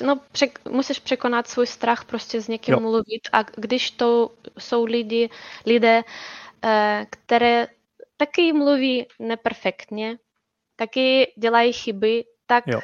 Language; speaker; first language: Czech; non-native, fluent; Ukrainian